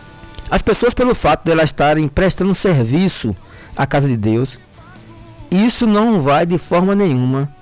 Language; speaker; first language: Portuguese; native; Portuguese